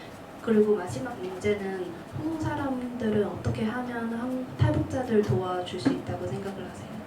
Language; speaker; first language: Korean; non-native, fluent; Cantonese